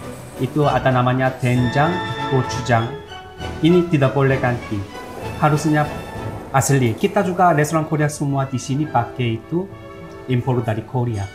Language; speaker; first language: Indonesian; non-native, learner; Korean